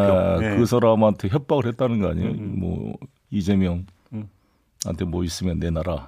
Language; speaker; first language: Korean; native; Korean